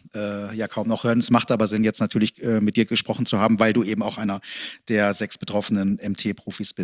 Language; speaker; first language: German; native; German